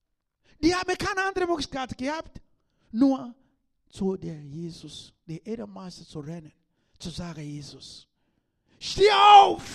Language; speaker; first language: German; non-native, learner; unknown